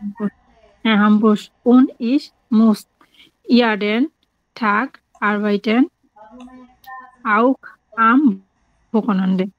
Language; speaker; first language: German; non-native, learner; Bangla